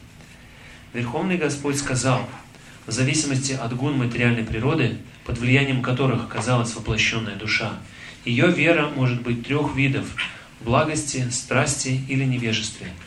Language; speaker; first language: Russian; native; Russian